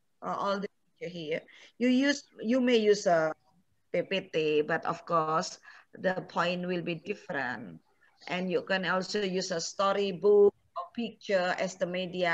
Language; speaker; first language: English; non-native, fluent; Indonesian